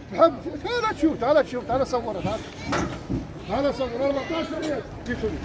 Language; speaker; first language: Arabic; native; Arabic